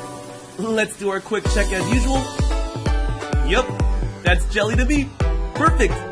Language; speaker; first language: English; native; English